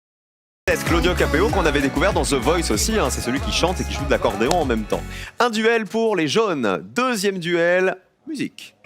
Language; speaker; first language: French; native; French